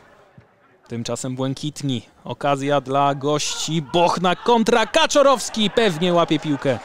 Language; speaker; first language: Polish; native; Polish